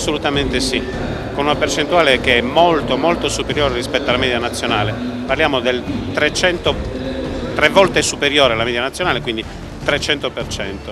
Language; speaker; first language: Italian; native; Italian